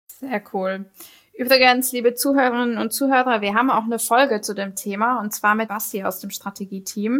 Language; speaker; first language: German; native; German